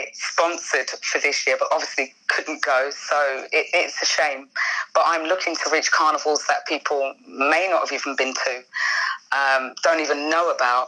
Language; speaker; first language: English; native; English